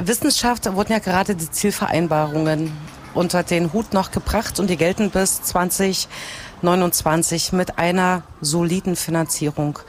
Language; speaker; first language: German; native; German